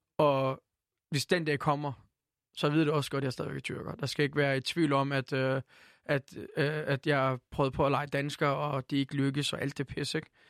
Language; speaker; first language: Danish; early bilingual, other home language; Turkish